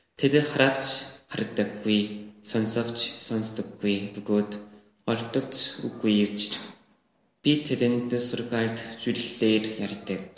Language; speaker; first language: Mongolian; non-native, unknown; Korean